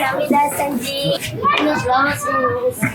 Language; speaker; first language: English; non-native, learner; Korean